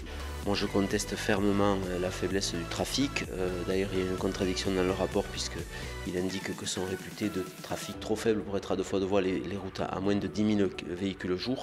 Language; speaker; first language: French; native; French